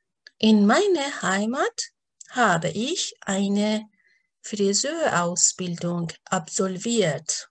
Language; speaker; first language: German; non-native, fluent; Persian